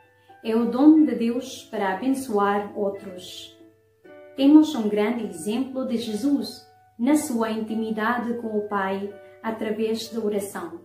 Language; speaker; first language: Portuguese; non-native, fluent; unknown